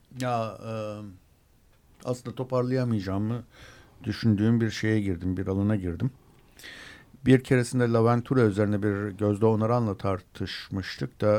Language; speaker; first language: Turkish; native; Turkish